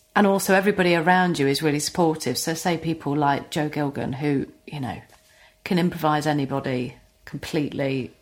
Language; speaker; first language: English; native; English